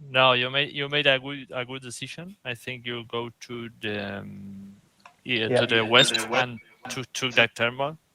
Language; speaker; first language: English; non-native, fluent; Spanish